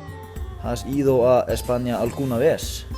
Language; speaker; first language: Spanish; non-native, learner; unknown